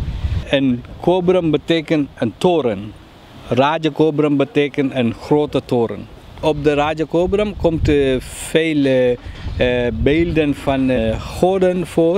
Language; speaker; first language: Dutch; non-native, fluent; Tamil